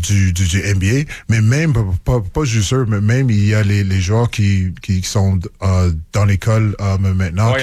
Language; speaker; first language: French; non-native, local second language; English